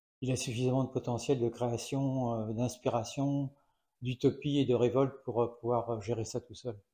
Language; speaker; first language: French; native; French